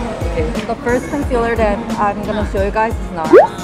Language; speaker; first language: English; non-native, fluent; Korean